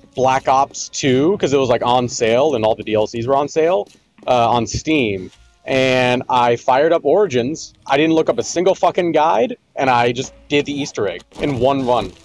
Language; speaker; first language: English; native; English